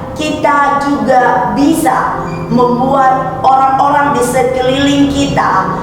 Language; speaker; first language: Indonesian; native; Indonesian